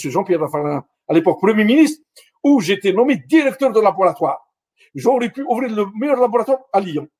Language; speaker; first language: French; non-native, local second language; Arabic